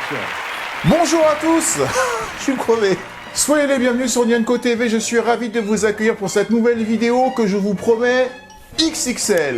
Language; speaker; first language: French; native; French